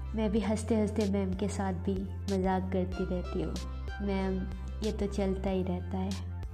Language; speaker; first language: Hindi; non-native, local second language; Assamese